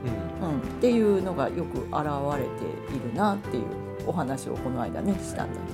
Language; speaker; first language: Japanese; native; Japanese